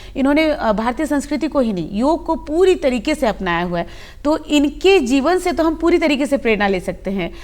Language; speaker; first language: Hindi; native; Hindi